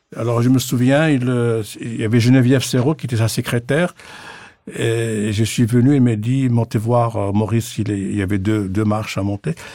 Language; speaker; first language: French; non-native, local second language; Arabic